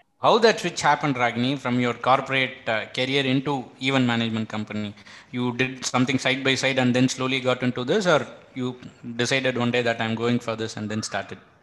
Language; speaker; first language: English; non-native, local second language; Tamil